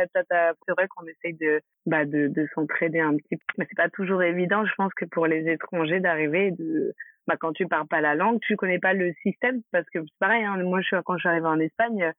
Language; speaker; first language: French; native; French